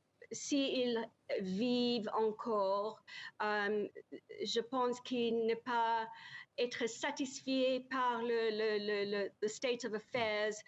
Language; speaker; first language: French; non-native, learner; English